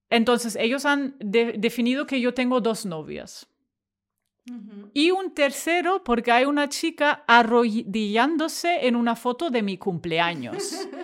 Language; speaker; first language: Spanish; non-native, fluent; German